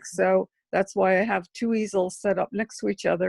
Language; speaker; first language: English; native; English